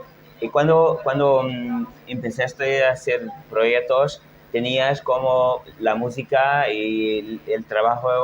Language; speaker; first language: Spanish; non-native, fluent; Portuguese